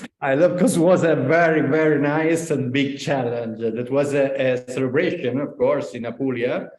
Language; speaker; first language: English; non-native, learner; Italian